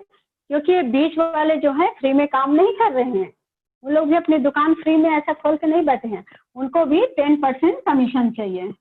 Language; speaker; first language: Hindi; native; Hindi